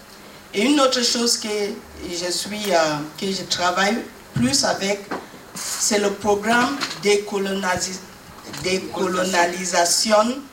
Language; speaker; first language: French; non-native, learner; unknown